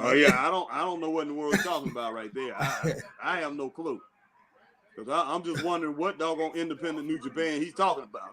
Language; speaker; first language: English; native; English